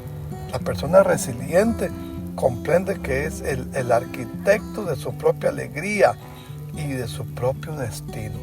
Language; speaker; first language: Spanish; native; Spanish